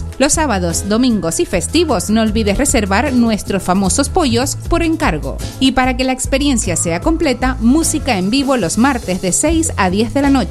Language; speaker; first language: Spanish; native; Spanish